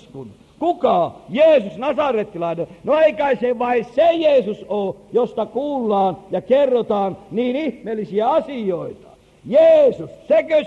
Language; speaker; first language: Finnish; native; Finnish